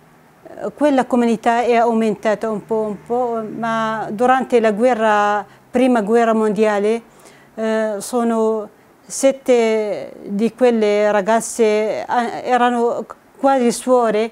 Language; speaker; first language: Italian; non-native, fluent; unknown